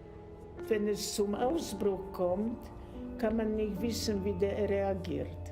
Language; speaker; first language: German; non-native, fluent; Polish